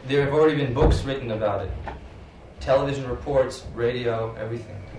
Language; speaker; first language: English; native; English